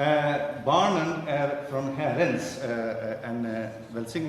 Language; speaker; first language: Swedish; non-native, fluent; Urdu